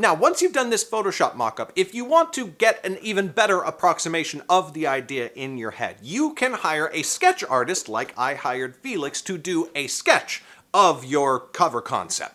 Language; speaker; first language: English; native; English